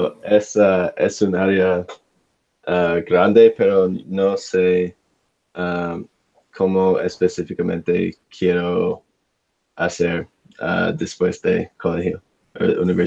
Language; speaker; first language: Spanish; non-native, learner; English